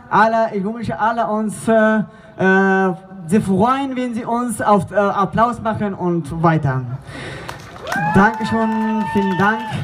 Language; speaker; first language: German; non-native, learner; Persian